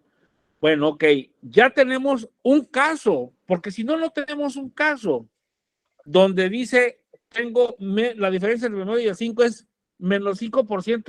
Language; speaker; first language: Spanish; native; Spanish